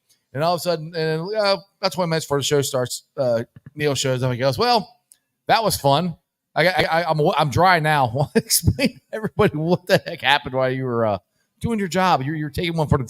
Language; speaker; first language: English; native; English